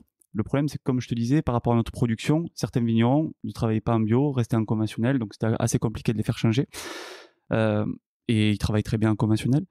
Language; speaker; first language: French; native; French